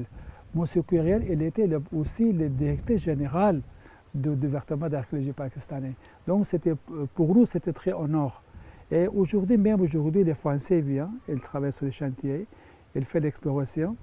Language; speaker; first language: French; non-native, fluent; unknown